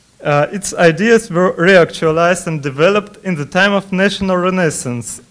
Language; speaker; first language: English; non-native, fluent; Russian